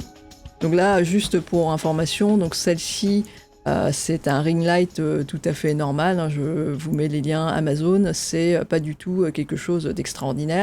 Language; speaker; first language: French; native; French